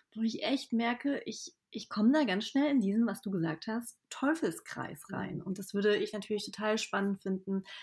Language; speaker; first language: German; native; German